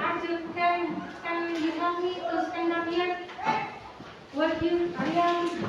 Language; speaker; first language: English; non-native, learner; Indonesian